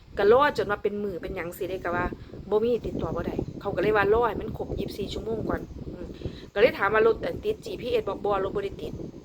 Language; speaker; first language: Thai; native; Thai